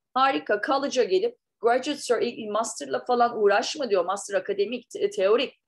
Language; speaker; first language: Turkish; native; Turkish